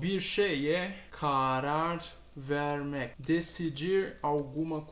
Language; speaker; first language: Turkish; non-native, fluent; Portuguese